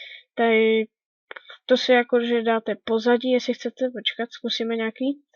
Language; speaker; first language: Czech; native; Czech